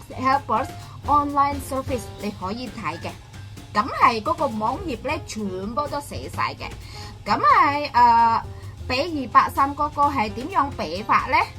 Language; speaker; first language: Cantonese; non-native, fluent; Indonesian